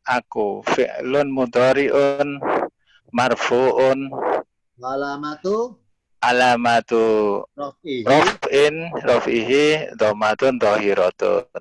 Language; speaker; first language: Arabic; non-native, learner; Indonesian